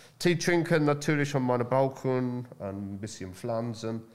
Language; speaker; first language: German; non-native, learner; English